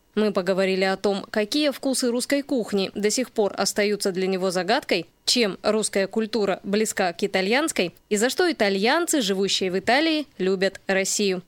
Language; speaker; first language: Russian; native; Russian